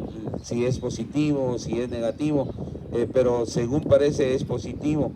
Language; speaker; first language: Spanish; native; Spanish